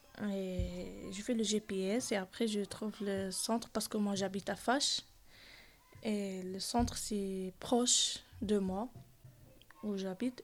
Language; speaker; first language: French; non-native, learner; Arabic